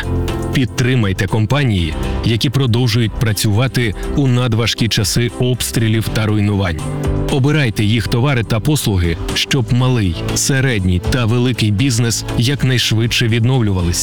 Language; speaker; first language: Ukrainian; native; Ukrainian